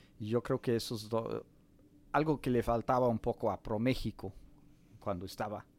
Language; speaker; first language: Spanish; non-native, fluent; English